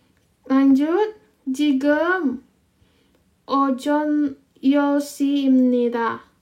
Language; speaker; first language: Korean; non-native, fluent; Indonesian